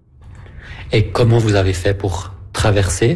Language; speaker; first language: French; native; French